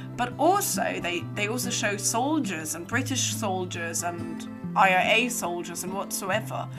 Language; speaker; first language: English; non-native, fluent; German